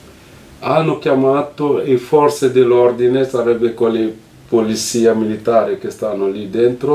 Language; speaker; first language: Italian; non-native, fluent; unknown